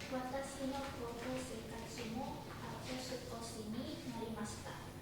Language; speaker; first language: Japanese; non-native, learner; Indonesian